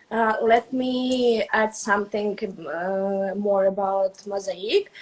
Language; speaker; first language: English; non-native, fluent; Russian